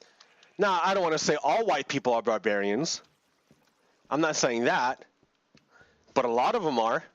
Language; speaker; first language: English; native; English